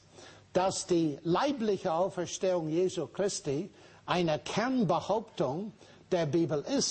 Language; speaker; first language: German; non-native, fluent; English